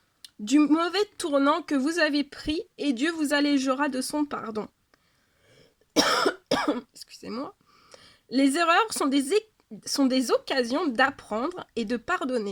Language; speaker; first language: French; native; French